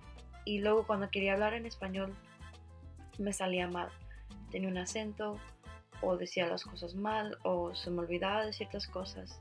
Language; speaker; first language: Spanish; early bilingual, heritage; Spanish